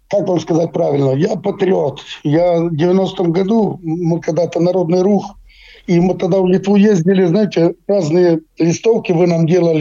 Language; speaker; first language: Russian; non-native, local second language; Ukrainian